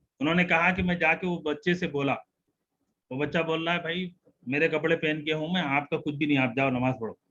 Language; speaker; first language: Urdu; native; Urdu